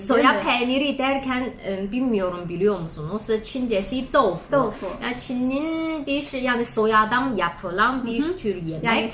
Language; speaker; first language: Turkish; non-native, fluent; Chinese